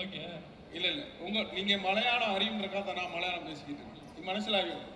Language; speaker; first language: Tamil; native; Tamil